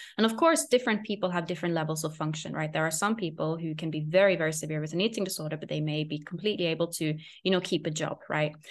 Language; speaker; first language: English; non-native, fluent; Norwegian